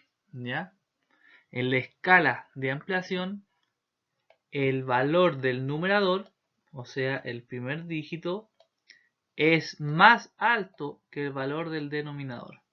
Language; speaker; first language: Spanish; native; Spanish